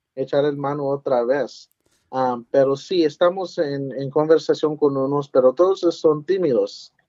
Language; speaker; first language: Spanish; early bilingual, heritage; Spanish